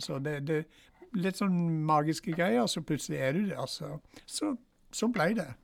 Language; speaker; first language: Norwegian; non-native, fluent; English